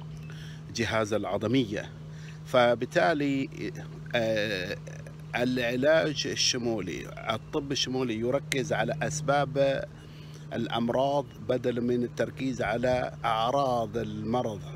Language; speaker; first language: Arabic; native; Arabic